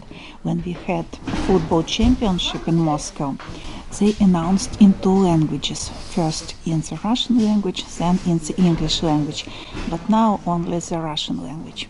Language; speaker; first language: English; non-native, fluent; Russian